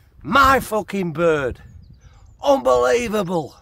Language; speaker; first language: English; native; English